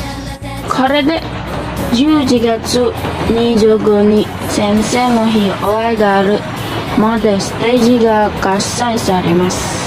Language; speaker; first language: Japanese; non-native, learner; Indonesian